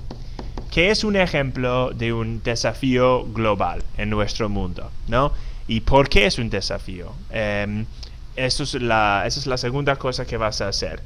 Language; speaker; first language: Spanish; non-native, fluent; English